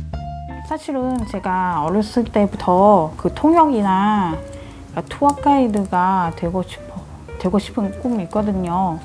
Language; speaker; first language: Korean; non-native, fluent; Thai